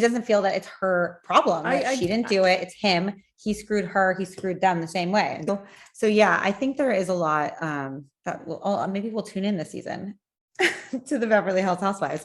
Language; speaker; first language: English; native; English